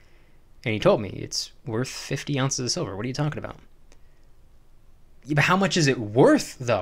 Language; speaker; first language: English; native; English